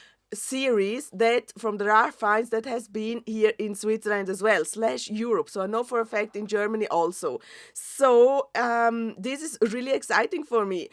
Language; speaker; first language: English; non-native, fluent; German